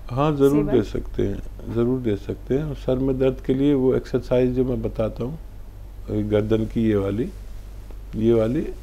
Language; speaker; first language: Hindi; native; Hindi